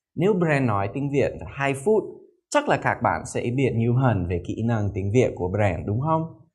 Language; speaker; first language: Vietnamese; non-native, learner; English